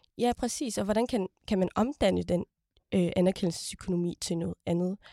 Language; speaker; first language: Danish; early bilingual, other home language; Somali